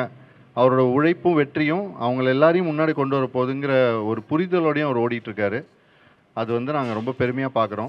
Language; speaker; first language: Tamil; native; Tamil